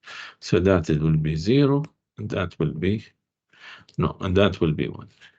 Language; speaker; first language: English; non-native, fluent; Arabic